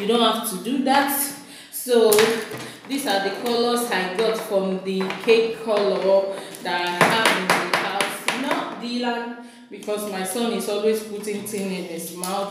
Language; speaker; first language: English; non-native, local second language; Igbo